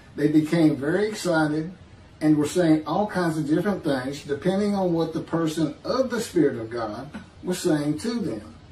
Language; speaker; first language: English; native; English